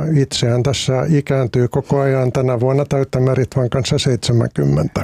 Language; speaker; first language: Finnish; non-native, local second language; Swedish